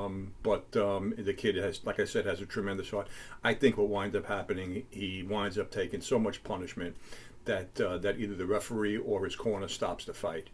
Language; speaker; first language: English; native; English